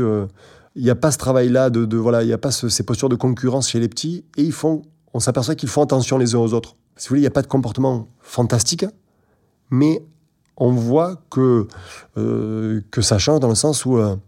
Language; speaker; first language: French; native; French